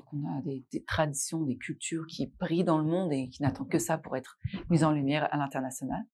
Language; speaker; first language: French; non-native, local second language; Arabic